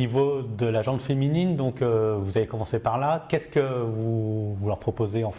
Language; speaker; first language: French; native; French